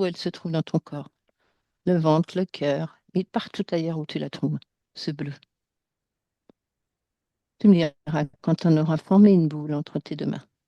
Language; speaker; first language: French; native; French